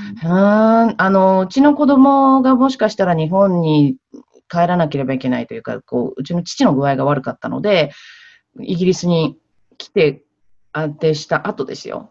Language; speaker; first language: Japanese; native; Japanese